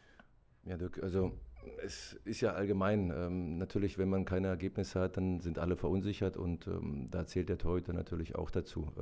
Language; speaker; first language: German; native; German